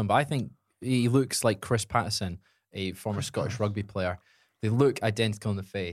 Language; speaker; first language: English; native; English